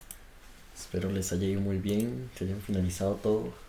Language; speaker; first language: Spanish; native; Spanish